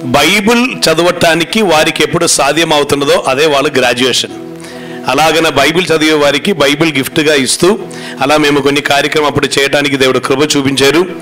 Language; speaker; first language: Telugu; non-native, fluent; Malayalam